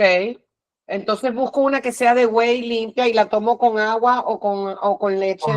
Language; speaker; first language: Spanish; native; Spanish